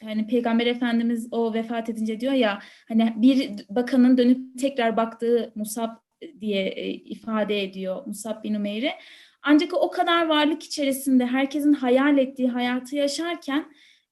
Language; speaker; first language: Turkish; native; Turkish